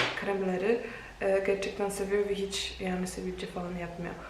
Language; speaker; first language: Turkish; non-native, fluent; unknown